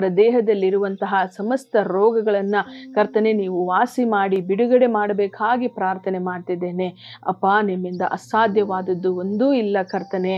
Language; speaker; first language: Kannada; native; Kannada